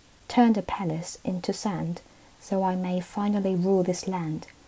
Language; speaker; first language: English; non-native, fluent; Korean